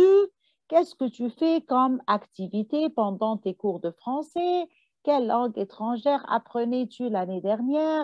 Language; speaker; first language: French; non-native, fluent; Arabic